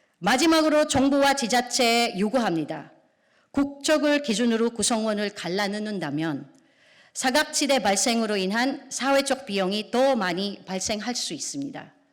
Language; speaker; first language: Korean; non-native, fluent; Filipino